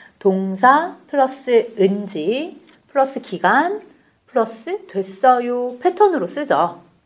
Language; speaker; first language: Korean; native; Korean